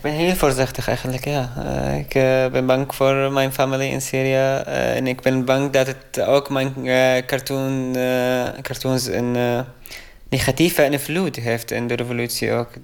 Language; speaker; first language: Dutch; non-native, learner; Arabic